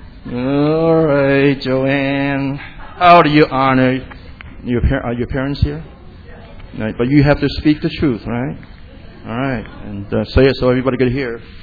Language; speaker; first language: English; native; English